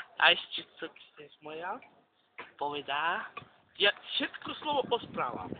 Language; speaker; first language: Slovak; non-native, local second language; Hungarian